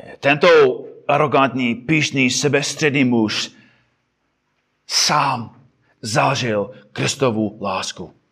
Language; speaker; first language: Czech; non-native, fluent; English